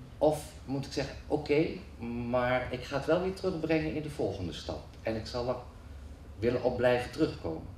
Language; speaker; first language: Dutch; native; Dutch